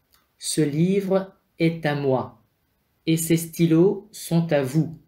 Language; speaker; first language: French; non-native, fluent; Vietnamese